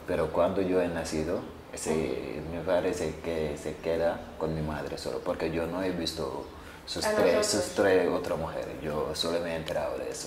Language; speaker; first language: Spanish; non-native, learner; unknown